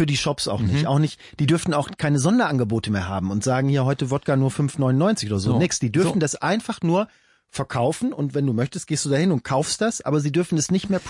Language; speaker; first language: German; native; German